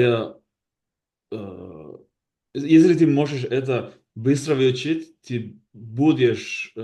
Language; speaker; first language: Russian; non-native, learner; Basque